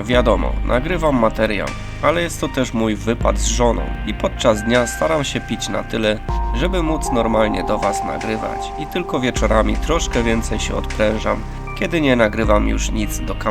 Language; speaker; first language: Polish; native; Polish